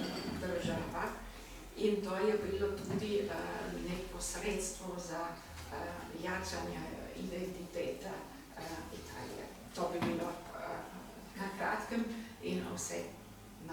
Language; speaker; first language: Slovenian; non-native, learner; German